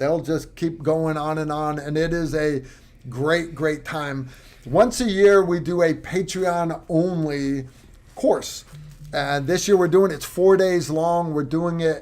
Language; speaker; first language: English; native; English